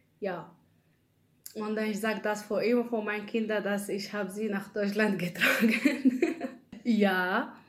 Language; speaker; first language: German; non-native, learner; Arabic